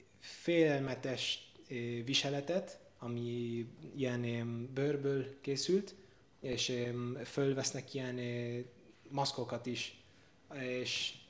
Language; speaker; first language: Hungarian; non-native, learner; Spanish